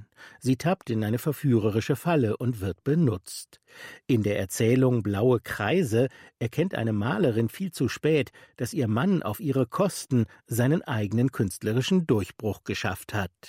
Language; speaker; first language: German; native; German